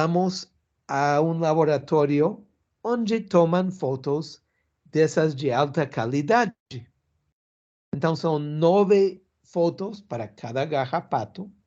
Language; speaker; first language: Portuguese; non-native, learner; English